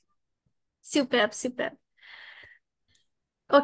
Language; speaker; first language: French; non-native, learner; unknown